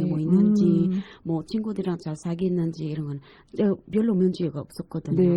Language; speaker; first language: Korean; non-native, fluent; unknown